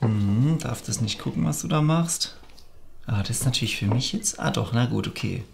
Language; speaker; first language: German; native; German